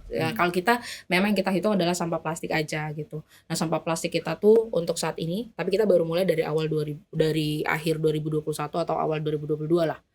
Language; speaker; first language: Indonesian; native; Indonesian